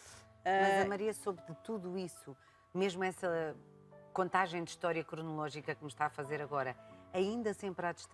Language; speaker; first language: Portuguese; native; Portuguese